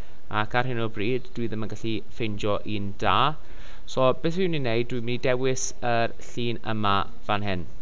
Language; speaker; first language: Welsh; non-native, local second language; English